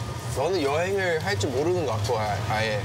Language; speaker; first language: Korean; early bilingual, heritage; English